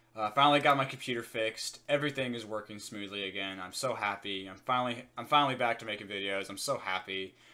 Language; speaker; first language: English; native; English